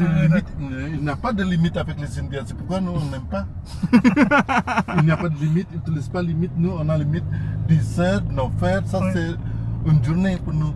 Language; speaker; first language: French; non-native, learner; Indonesian